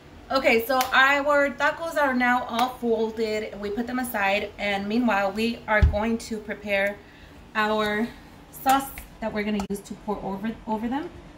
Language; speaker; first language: English; early bilingual, other home language; Spanish